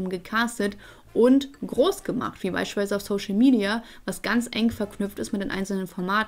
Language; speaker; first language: German; native; German